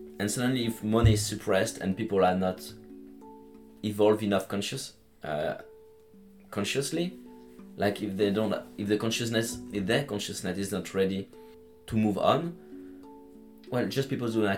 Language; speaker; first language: English; non-native, fluent; French